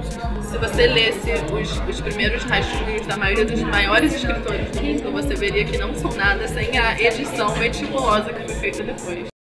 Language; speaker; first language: Portuguese; native; Portuguese